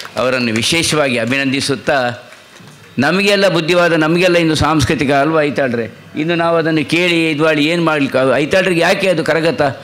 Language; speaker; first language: Kannada; non-native, local second language; Tulu